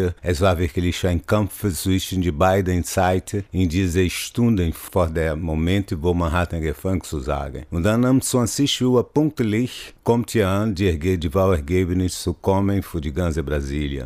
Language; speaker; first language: German; non-native, fluent; Portuguese